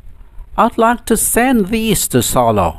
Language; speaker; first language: English; non-native, fluent; Indonesian